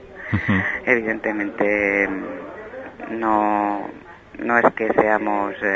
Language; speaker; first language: Spanish; native; Spanish